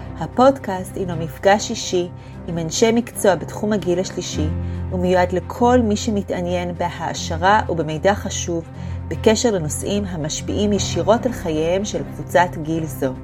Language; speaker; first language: Hebrew; native; Hebrew